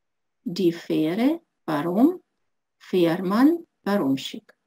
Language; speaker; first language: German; non-native, fluent; Russian